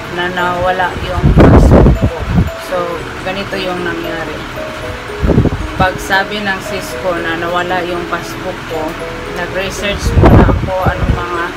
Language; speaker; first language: Filipino; non-native, local second language; Hiligaynon